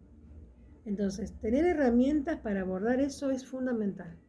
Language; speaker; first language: Spanish; native; Spanish